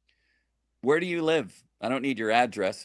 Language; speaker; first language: English; native; English